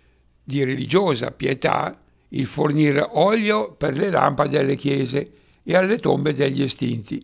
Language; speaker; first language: Italian; native; Italian